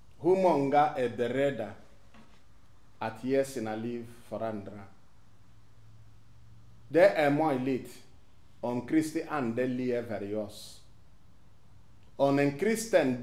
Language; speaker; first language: Swedish; non-native, fluent; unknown